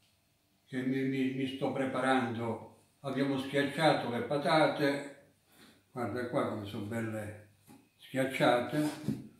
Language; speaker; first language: Italian; native; Italian